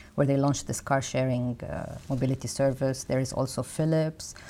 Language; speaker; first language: English; non-native, fluent; Arabic